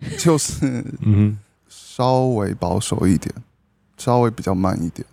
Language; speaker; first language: Chinese; early bilingual, heritage; Chinese